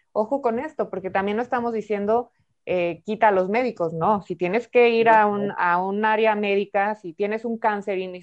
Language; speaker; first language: Spanish; native; Spanish